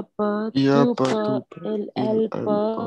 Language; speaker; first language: French; non-native, learner; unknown